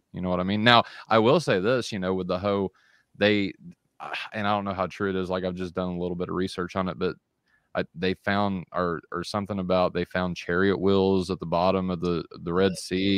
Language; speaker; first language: English; native; English